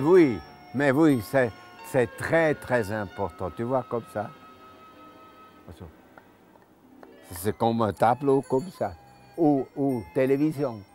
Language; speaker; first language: French; non-native, local second language; German